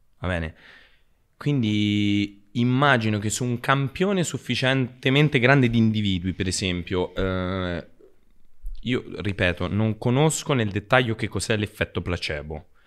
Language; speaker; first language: Italian; native; Italian